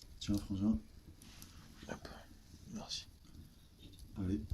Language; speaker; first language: French; native; French